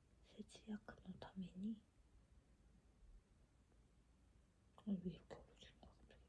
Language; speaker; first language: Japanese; non-native, learner; Korean